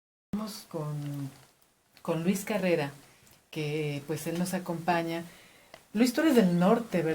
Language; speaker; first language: Spanish; native; Spanish